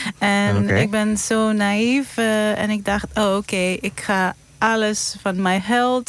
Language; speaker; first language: Dutch; non-native, learner; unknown